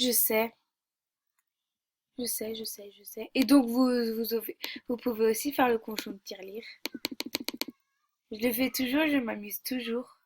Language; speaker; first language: French; native; French